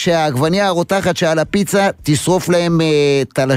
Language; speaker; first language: Hebrew; native; Hebrew